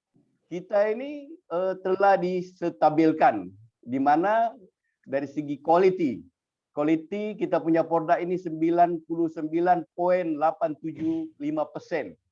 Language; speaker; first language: Malay; native; Malay